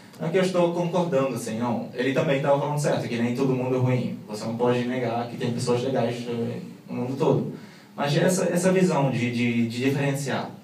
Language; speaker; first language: Portuguese; non-native, fluent; Arabic